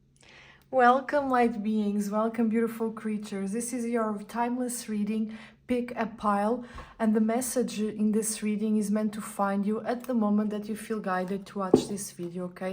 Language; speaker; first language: English; non-native, fluent; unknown